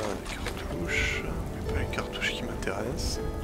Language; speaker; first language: French; native; French